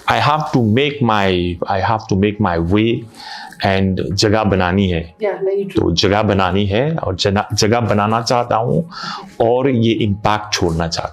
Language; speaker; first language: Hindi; non-native, fluent; Morisyen